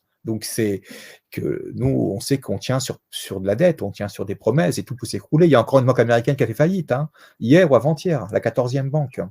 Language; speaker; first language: French; native; French